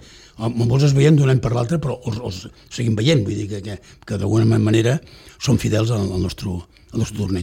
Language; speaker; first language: Catalan; native; Catalan